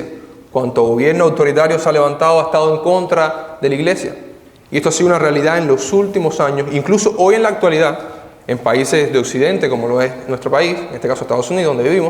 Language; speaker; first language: Spanish; native; Spanish